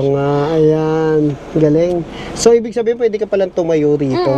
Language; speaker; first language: Filipino; non-native, local second language; Hiligaynon